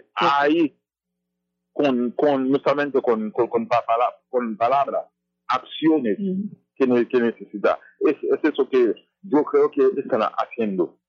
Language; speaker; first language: Spanish; non-native, fluent; Haitian Creole